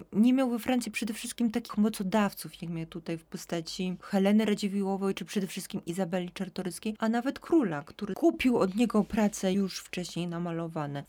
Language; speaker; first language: Polish; native; Polish